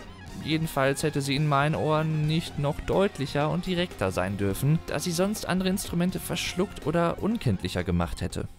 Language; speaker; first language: German; native; German